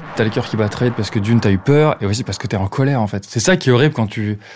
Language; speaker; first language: French; native; French